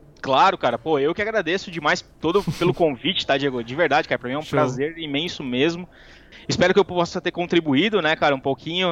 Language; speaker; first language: Portuguese; native; Portuguese